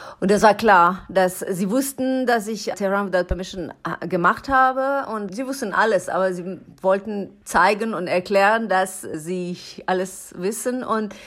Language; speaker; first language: German; non-native, learner; Persian